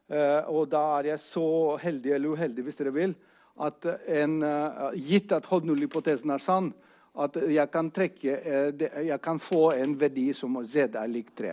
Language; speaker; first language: Norwegian; non-native, fluent; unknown